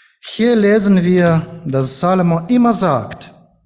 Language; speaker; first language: German; non-native, learner; Ukrainian